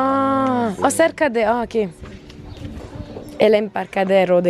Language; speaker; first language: Spanish; non-native, learner; French